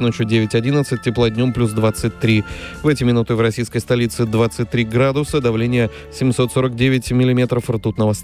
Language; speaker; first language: Russian; native; Russian